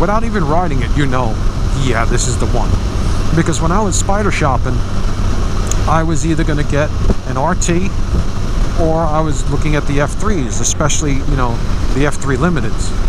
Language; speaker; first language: English; native; English